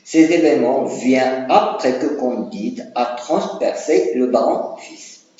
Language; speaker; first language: French; non-native, local second language; Arabic